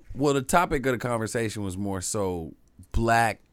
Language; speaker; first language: English; native; English